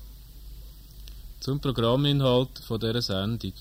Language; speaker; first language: German; native; German